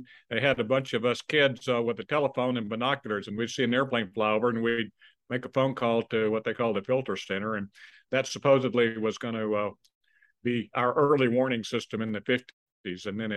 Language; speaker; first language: English; native; English